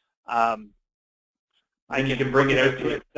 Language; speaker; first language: English; native; English